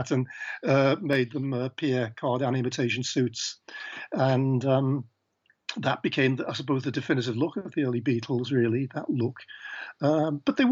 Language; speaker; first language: English; native; English